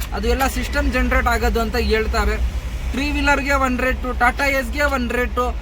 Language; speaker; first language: Kannada; non-native, learner; Urdu